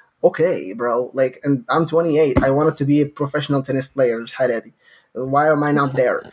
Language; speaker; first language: English; non-native, fluent; Arabic